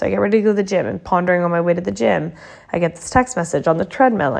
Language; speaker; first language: English; native; English